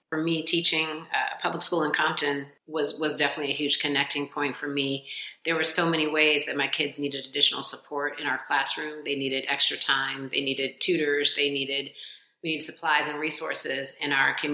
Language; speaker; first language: English; native; English